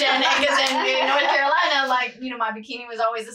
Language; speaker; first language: English; early bilingual, other home language; Spanish